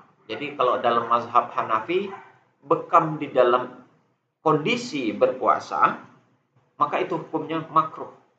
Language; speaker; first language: Indonesian; native; Indonesian